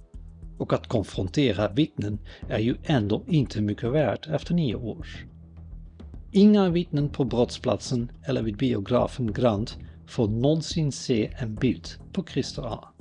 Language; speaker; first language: Swedish; native; Swedish